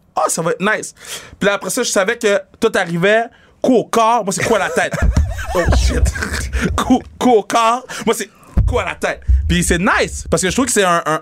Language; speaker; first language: French; native; French